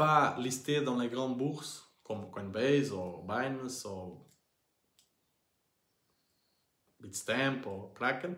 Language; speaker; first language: French; non-native, learner; Portuguese